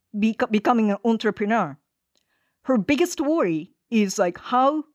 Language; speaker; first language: English; non-native, fluent; Japanese